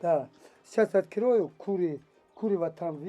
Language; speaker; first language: Russian; non-native, learner; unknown